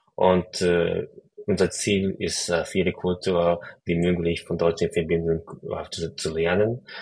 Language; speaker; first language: German; non-native, fluent; Japanese